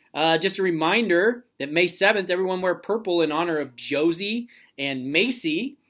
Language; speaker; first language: English; native; English